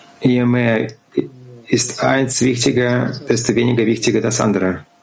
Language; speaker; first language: German; non-native, fluent; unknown